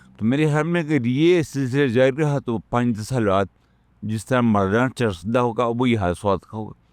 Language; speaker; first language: Urdu; non-native, local second language; Pashto